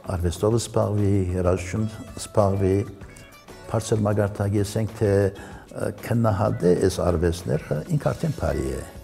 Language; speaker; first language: Armenian; early bilingual, heritage; Armenian